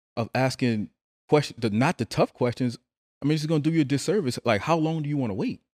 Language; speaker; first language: English; native; English